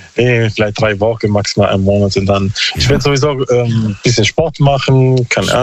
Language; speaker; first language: German; non-native, learner; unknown